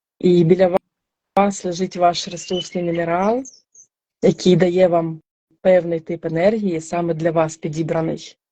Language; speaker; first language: Ukrainian; native; Ukrainian